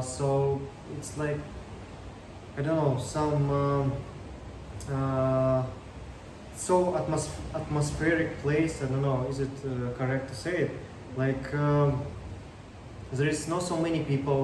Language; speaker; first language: English; non-native, learner; Russian